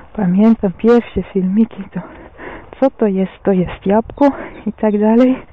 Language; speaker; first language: Polish; non-native, fluent; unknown